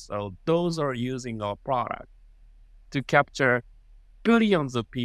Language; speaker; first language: English; non-native, fluent; Japanese